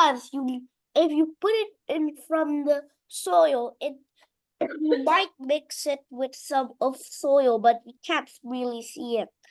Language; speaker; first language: English; non-native, fluent; Indonesian